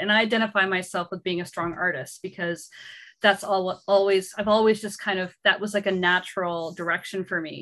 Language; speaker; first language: English; native; English